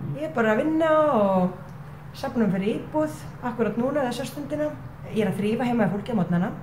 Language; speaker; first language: Icelandic; non-native, fluent; Estonian